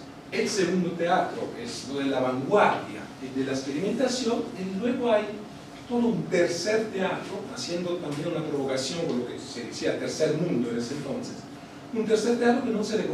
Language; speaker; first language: Spanish; non-native, fluent; Italian